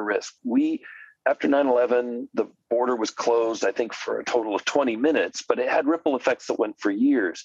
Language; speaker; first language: English; native; English